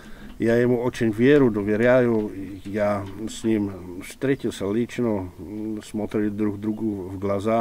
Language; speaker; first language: Russian; non-native, fluent; Czech